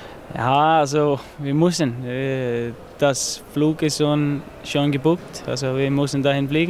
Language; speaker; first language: German; non-native, fluent; Icelandic